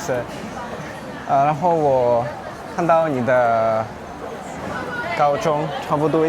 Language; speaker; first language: Chinese; non-native, learner; Russian